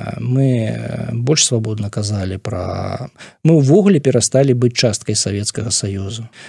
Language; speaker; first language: Belarusian; non-native, local second language; Russian